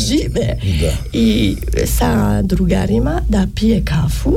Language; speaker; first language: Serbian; non-native, learner; French